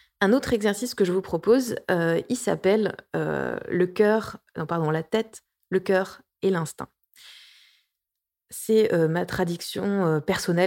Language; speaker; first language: French; native; French